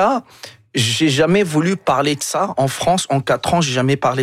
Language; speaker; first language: French; non-native, local second language; Arabic